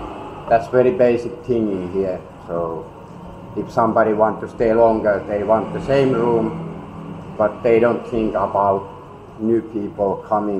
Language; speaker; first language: English; non-native, learner; Finnish